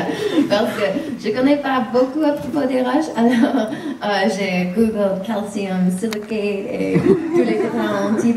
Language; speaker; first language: French; non-native, fluent; English